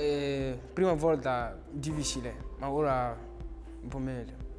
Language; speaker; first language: Italian; non-native, learner; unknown